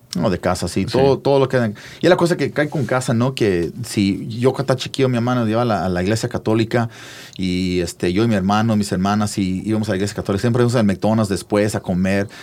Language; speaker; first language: Spanish; early bilingual, heritage; Spanish